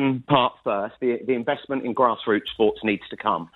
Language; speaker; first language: English; native; English